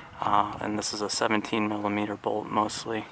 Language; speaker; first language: English; native; English